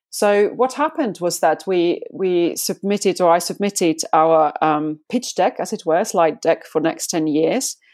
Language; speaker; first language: English; non-native, fluent; Finnish